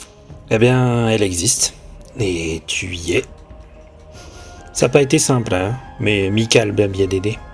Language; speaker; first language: French; native; French